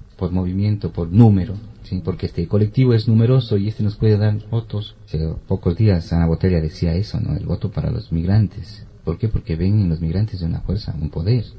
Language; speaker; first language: Spanish; native; Spanish